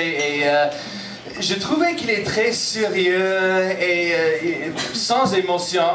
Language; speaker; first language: French; non-native, local second language; English